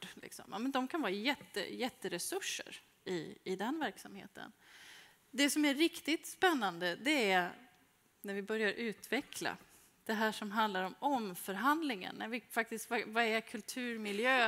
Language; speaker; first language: Swedish; native; Swedish